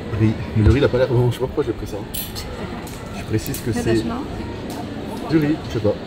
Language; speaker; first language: French; native; French